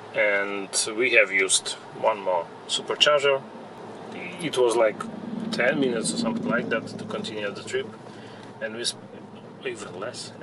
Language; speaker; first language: English; non-native, fluent; Ukrainian